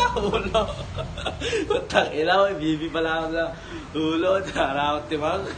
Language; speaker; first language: Filipino; non-native, local second language; Pampanga